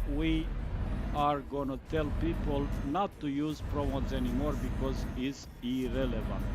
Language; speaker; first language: English; non-native, fluent; Romanian